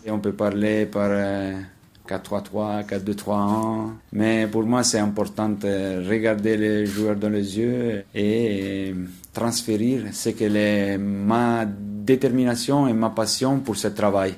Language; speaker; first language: French; non-native, fluent; Italian